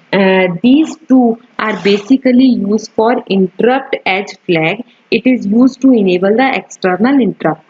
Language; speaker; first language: English; non-native, local second language; Hindi